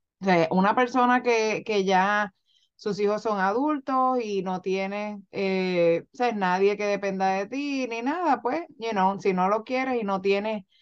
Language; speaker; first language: Spanish; native; Spanish